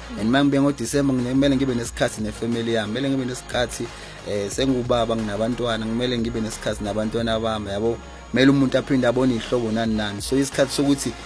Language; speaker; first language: Zulu; native; Zulu